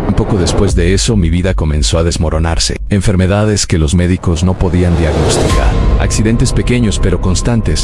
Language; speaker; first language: Spanish; native; Spanish